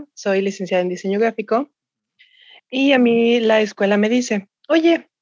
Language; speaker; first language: Spanish; native; Spanish